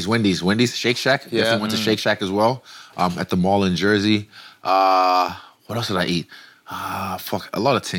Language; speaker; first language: English; non-native, local second language; Yoruba